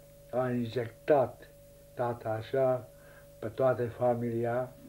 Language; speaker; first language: Romanian; non-native, local second language; Hungarian